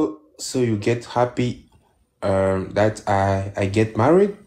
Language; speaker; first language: English; non-native, learner; French